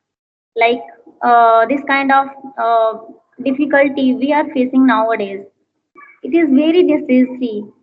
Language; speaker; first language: English; non-native, learner; Hindi